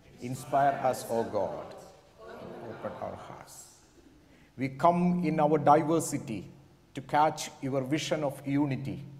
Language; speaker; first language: English; non-native, local second language; Malayalam